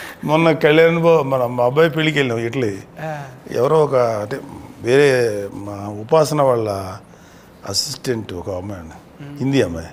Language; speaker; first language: Telugu; native; Telugu